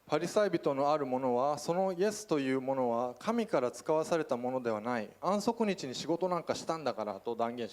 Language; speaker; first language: Japanese; native; Japanese